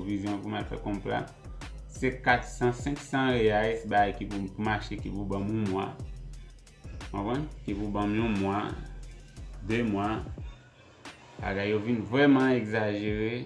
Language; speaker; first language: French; non-native, local second language; Haitian Creole